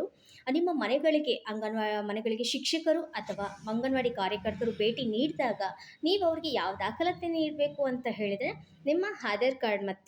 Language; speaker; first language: Kannada; native; Kannada